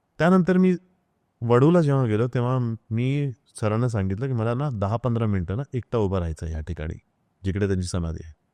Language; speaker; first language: Marathi; non-native, local second language; Hindi